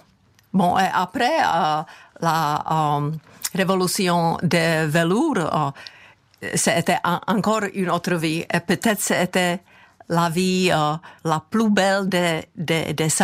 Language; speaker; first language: French; non-native, fluent; Czech